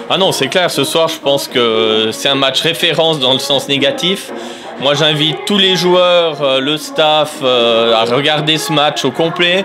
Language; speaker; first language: French; native; French